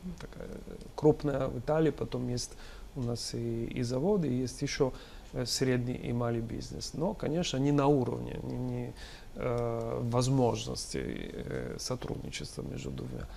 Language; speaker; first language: Russian; non-native, fluent; Italian